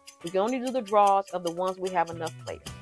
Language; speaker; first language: English; native; English